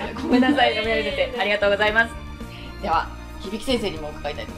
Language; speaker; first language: Japanese; native; Japanese